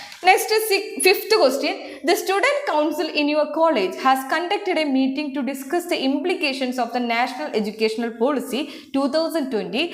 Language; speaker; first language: English; non-native, local second language; Malayalam